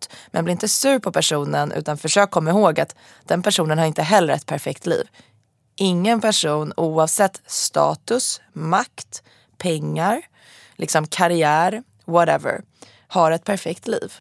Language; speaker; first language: Swedish; native; Swedish